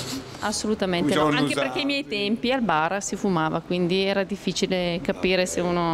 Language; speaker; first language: Italian; native; Italian